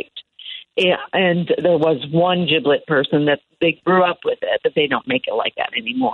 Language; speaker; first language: English; native; English